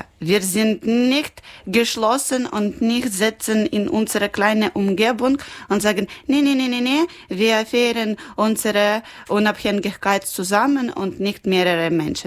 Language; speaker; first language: German; non-native, learner; Ukrainian